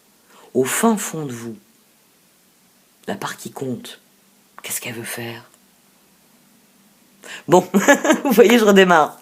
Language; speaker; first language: French; native; French